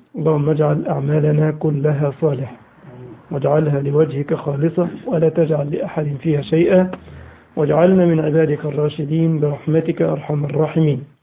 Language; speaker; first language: Arabic; native; Arabic